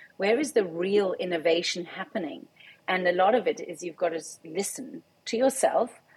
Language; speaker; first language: English; native; English